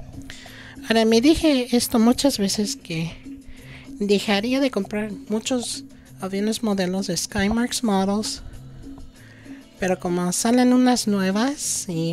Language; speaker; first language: Spanish; early bilingual, heritage; Spanish